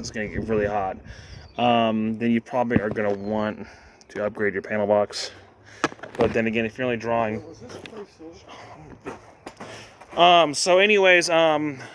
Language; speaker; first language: English; native; English